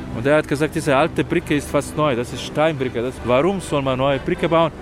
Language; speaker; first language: German; non-native, fluent; Slovenian